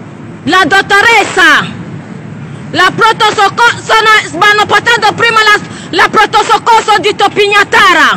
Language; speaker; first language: Italian; non-native, learner; Nigerian Pidgin